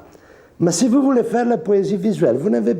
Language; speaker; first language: French; non-native, fluent; Italian